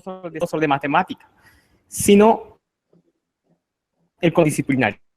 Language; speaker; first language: Spanish; non-native, learner; Japanese